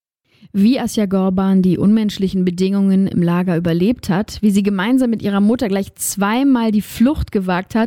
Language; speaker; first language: German; native; German